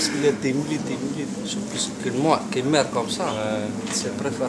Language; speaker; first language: French; non-native, fluent; Somali